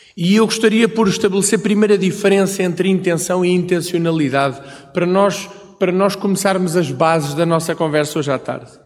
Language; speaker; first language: Portuguese; native; Portuguese